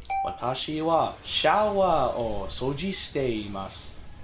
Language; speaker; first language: Japanese; non-native, learner; English